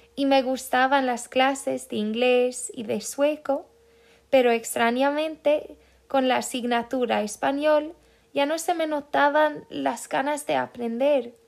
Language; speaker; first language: Spanish; non-native, fluent; Swedish